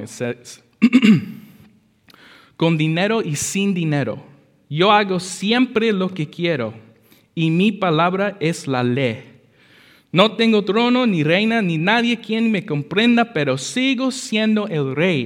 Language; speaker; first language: Spanish; early bilingual, heritage; Spanish